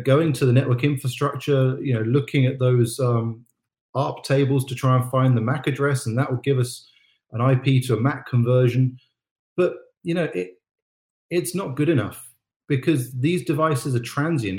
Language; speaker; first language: English; native; English